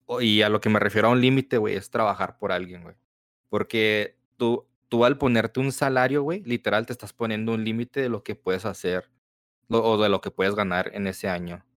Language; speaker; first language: Spanish; early bilingual, heritage; Spanish